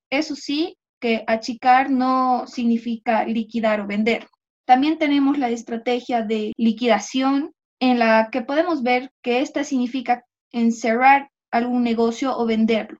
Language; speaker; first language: Spanish; native; Spanish